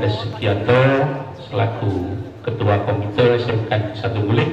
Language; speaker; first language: Indonesian; native; Indonesian